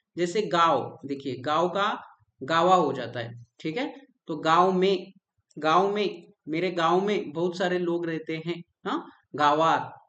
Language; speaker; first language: Hindi; non-native, local second language; Marathi